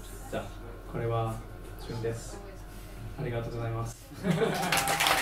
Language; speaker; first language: Japanese; non-native, learner; English